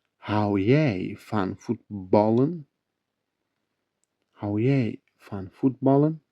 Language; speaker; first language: Dutch; non-native, learner; Turkish